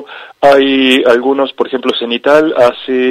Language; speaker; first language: Spanish; native; Spanish